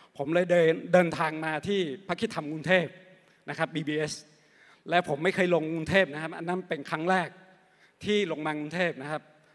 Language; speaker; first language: Thai; non-native, local second language; Akha